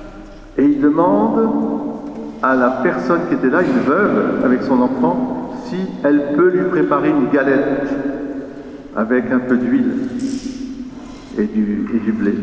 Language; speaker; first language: French; native; French